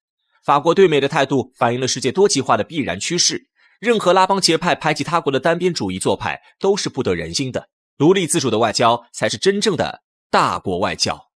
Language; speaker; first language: Chinese; native; Chinese